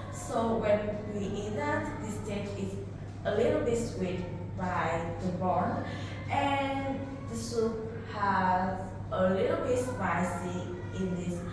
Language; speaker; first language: English; non-native, learner; Vietnamese